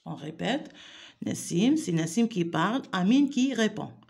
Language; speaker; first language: French; non-native, local second language; Arabic